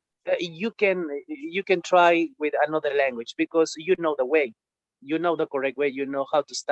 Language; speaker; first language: English; non-native, learner; Spanish